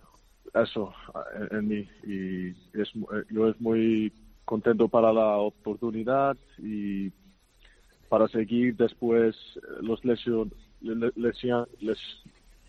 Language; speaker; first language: Spanish; non-native, fluent; Icelandic